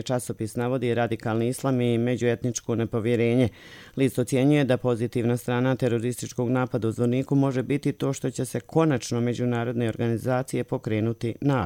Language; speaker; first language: Croatian; native; Croatian